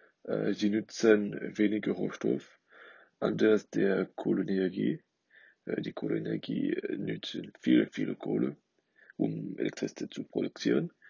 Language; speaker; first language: German; non-native, learner; French